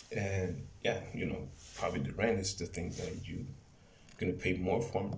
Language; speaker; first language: English; non-native, fluent; Spanish